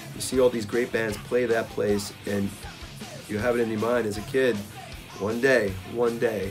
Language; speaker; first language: English; native; English